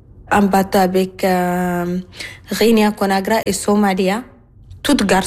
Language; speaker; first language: French; non-native, learner; Arabic